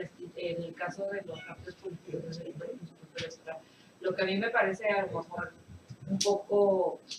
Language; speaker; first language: Spanish; native; Spanish